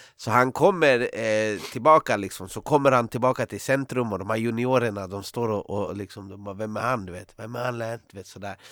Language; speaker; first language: Swedish; native; Swedish